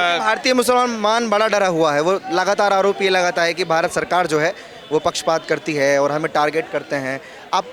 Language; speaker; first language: Hindi; native; Hindi